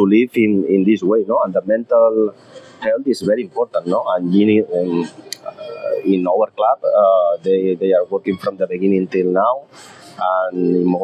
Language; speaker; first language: English; non-native, fluent; Spanish